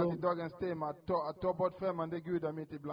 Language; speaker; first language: Swedish; non-native, fluent; French